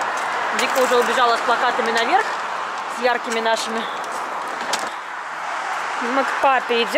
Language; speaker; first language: Russian; native; Russian